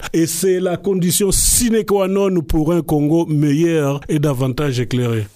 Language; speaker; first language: French; non-native, local second language; Lingala